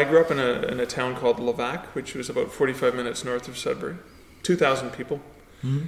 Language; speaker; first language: English; native; English